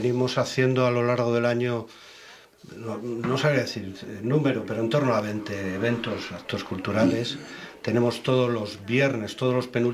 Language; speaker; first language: Spanish; native; Spanish